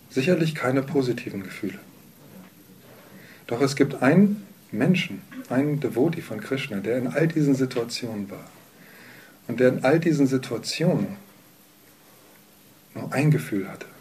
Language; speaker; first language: German; native; German